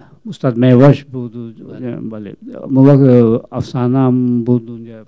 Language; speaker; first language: Persian; non-native, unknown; Urdu